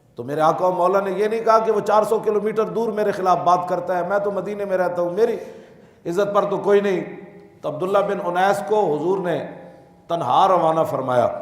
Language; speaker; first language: Urdu; non-native, local second language; Punjabi